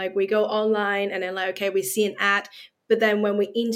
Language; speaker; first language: English; non-native, local second language; Cantonese